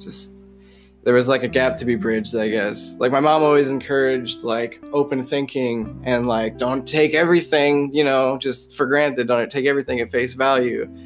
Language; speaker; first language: English; native; English